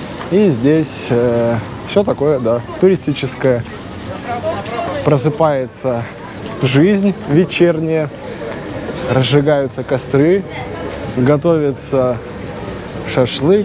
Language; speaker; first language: Russian; native; Russian